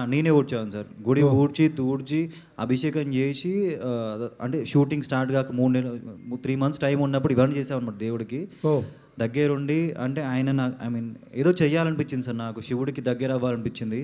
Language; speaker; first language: Telugu; native; Telugu